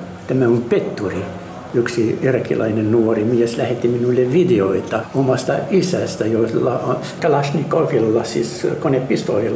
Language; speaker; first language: Finnish; non-native, fluent; Arabic